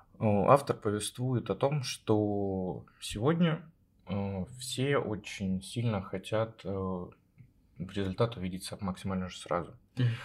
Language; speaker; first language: Russian; native; Russian